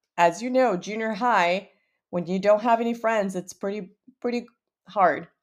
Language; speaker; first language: English; early bilingual, other home language; Portuguese